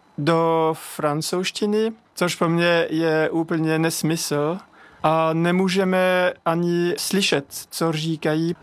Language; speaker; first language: Czech; non-native, fluent; French